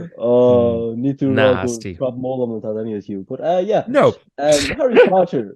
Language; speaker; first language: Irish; native; Irish